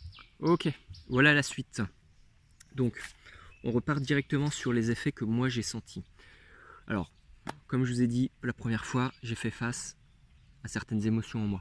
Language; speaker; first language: French; native; French